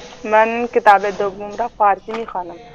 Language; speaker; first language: Persian; non-native, learner; Urdu